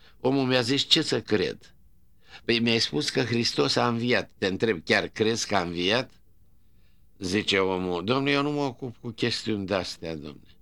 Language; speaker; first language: Romanian; native; Romanian